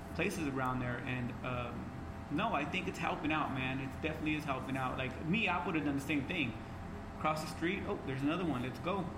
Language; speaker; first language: English; native; English